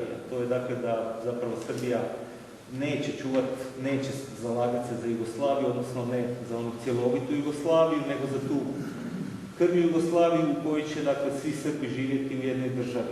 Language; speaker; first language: Croatian; native; Croatian